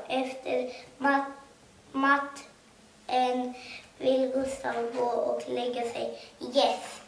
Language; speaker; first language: Swedish; early bilingual, other home language; Kurdish